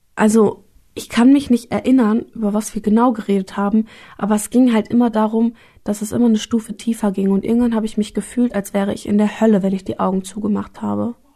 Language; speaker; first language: German; native; German